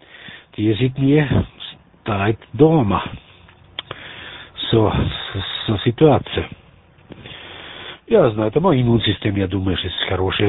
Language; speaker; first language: Russian; non-native, learner; German